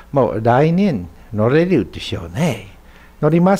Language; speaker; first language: Japanese; non-native, fluent; English